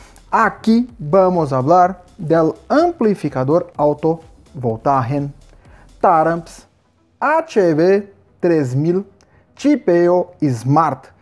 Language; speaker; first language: Spanish; non-native, fluent; Portuguese